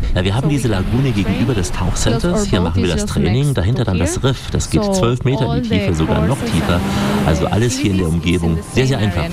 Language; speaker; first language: German; native; German